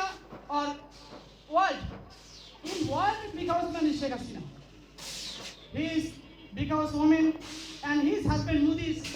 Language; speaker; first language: English; non-native, learner; Bangla